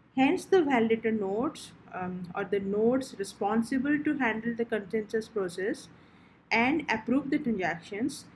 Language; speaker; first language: English; non-native, local second language; Odia